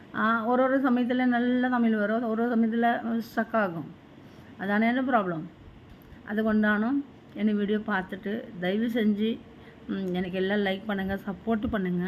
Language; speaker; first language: Tamil; non-native, learner; Malayalam